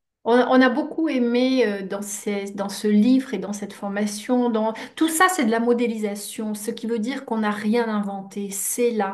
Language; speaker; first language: French; native; French